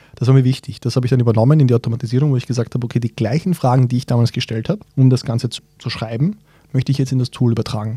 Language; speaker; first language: German; early bilingual, other home language; Bosnian